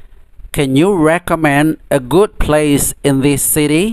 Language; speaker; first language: English; non-native, fluent; Indonesian